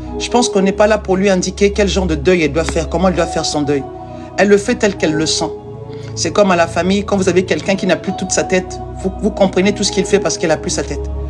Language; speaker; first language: French; non-native, local second language; Lingala